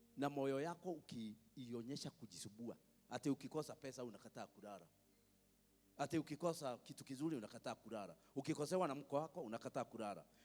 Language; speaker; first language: Swahili; non-native, local second language; Kikuyu